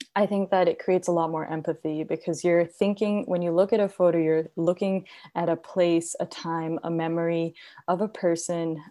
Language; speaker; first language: English; non-native, local second language; Hindi